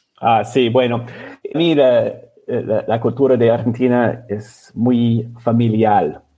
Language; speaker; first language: Spanish; non-native, learner; English